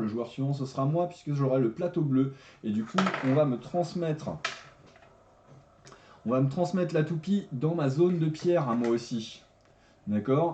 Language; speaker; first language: French; native; French